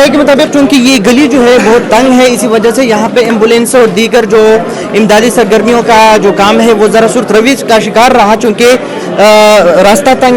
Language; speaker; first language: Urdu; non-native, local second language; Pashto